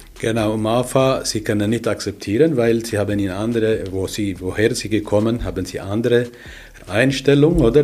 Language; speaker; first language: German; non-native, learner; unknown